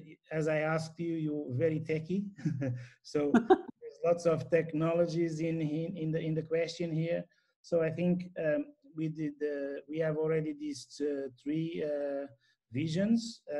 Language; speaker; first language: English; non-native, fluent; Portuguese